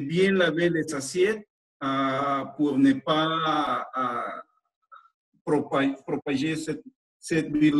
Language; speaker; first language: French; non-native, fluent; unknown